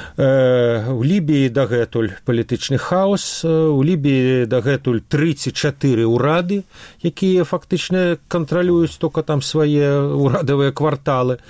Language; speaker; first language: Belarusian; non-native, local second language; Russian